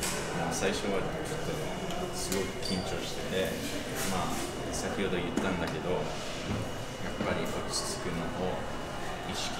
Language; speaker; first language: Japanese; non-native, learner; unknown